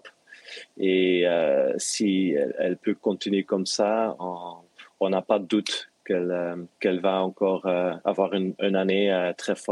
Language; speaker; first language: French; non-native, local second language; Dutch